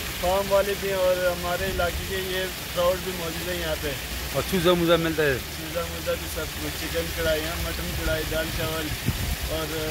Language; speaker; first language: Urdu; non-native, local second language; Pashto